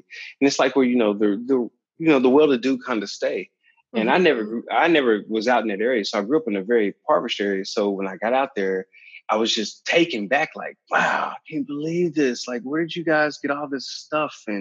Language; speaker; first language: English; native; English